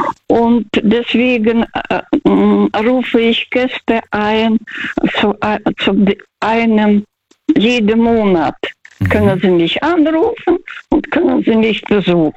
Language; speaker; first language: German; early bilingual, heritage; German